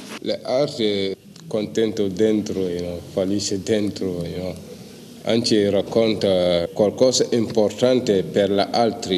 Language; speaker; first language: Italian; non-native, learner; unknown